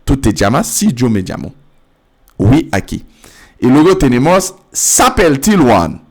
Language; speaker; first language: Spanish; non-native, fluent; French